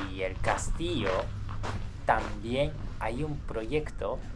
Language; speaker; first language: Spanish; non-native, fluent; Japanese